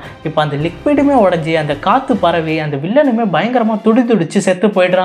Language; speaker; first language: Tamil; native; Tamil